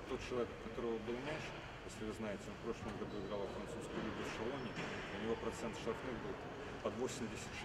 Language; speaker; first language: Russian; native; Russian